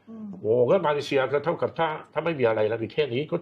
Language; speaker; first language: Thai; non-native, learner; Cantonese